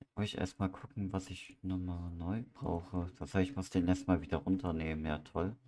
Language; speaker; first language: German; native; German